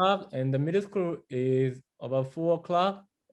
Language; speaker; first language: English; non-native, fluent; Korean